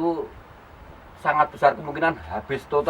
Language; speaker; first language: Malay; non-native, local second language; Javanese